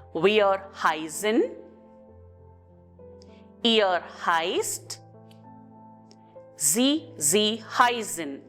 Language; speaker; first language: German; non-native, fluent; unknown